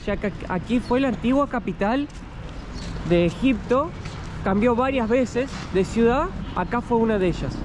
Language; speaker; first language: Spanish; native; Spanish